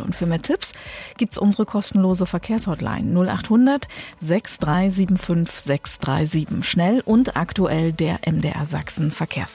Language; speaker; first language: German; native; German